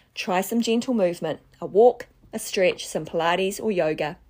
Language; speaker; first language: English; native; English